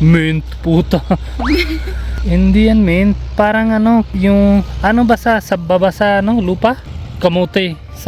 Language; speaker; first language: Filipino; non-native, learner; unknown